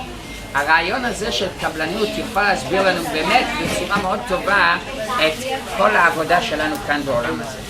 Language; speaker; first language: Hebrew; non-native, fluent; English